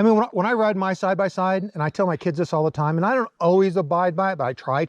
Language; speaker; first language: English; native; English